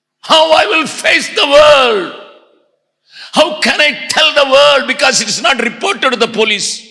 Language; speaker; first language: English; non-native, local second language; Tamil